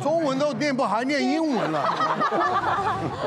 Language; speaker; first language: Chinese; native; Chinese